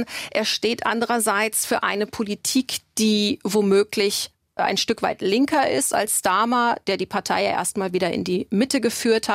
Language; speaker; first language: German; native; German